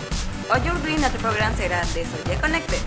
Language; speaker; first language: French; non-native, learner; Spanish